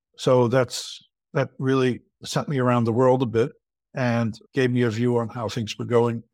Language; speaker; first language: English; native; English